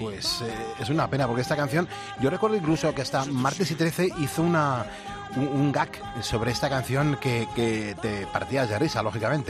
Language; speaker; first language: Spanish; native; Spanish